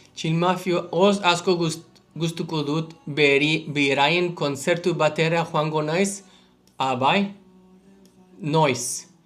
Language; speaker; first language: Basque; non-native, learner; English